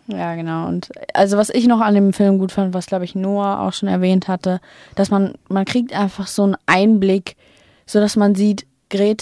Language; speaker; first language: German; native; German